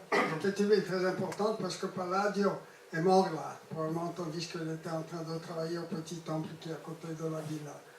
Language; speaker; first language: French; non-native, fluent; Italian